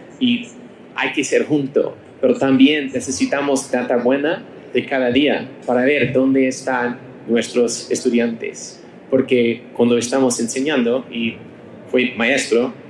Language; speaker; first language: Spanish; non-native, learner; English